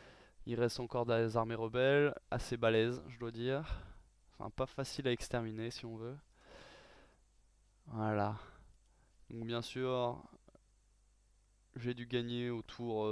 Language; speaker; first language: French; native; French